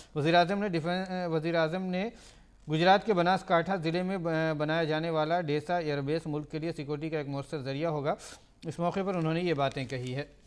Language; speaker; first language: Urdu; native; Urdu